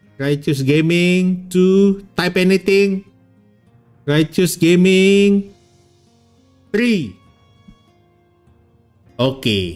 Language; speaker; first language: English; non-native, learner; Indonesian